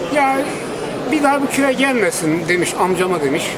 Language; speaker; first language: Turkish; native; Turkish